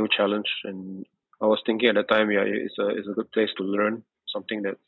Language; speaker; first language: English; native; English